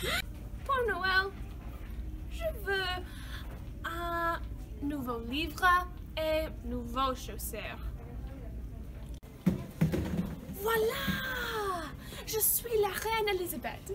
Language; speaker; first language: French; non-native, learner; English